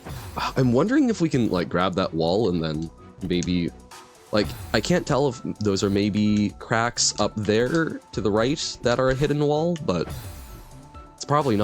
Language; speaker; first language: English; native; English